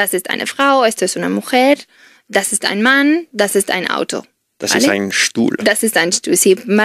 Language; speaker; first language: German; non-native, fluent; Spanish